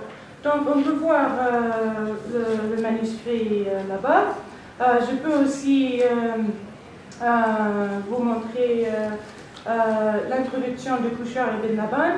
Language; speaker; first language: French; non-native, fluent; English